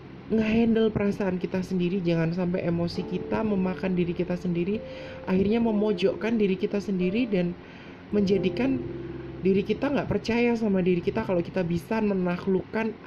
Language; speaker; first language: Indonesian; native; Indonesian